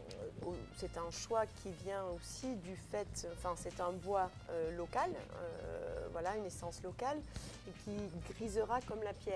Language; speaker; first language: French; native; French